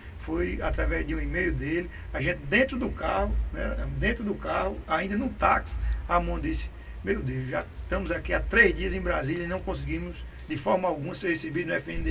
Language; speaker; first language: Portuguese; native; Portuguese